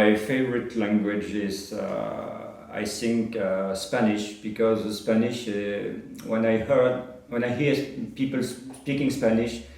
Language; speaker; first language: English; non-native, fluent; French